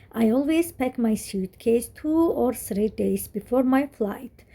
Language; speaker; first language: English; non-native, learner; Azerbaijani